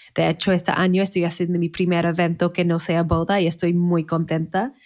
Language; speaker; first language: Spanish; non-native, fluent; English